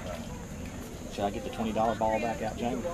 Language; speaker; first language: English; native; English